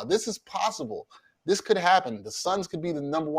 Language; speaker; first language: English; native; English